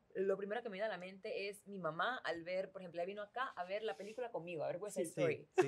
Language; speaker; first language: Spanish; native; Spanish